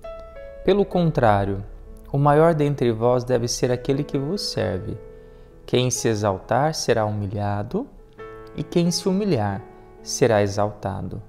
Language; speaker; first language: Portuguese; native; Portuguese